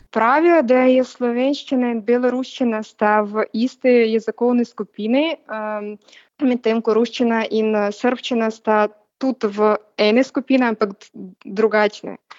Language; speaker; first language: Slovenian; non-native, fluent; Russian